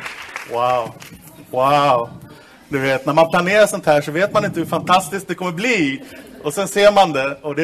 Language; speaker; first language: Swedish; native; Swedish